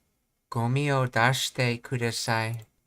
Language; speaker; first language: Japanese; non-native, learner; English